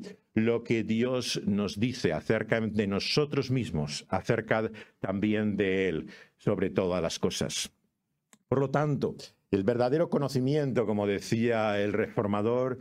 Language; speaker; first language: Spanish; native; Spanish